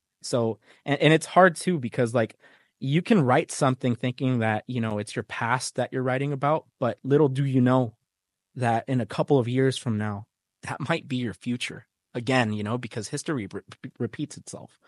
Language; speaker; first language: English; early bilingual, other home language; Spanish